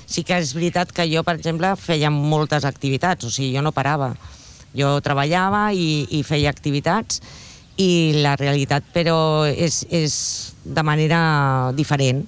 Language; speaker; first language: Catalan; non-native, local second language; Spanish